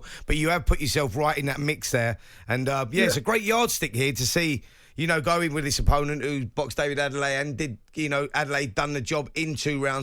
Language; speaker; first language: English; native; English